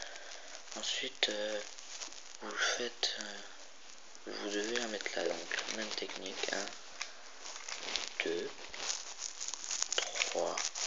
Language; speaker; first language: French; native; French